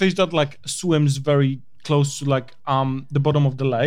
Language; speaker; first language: English; non-native, fluent; Polish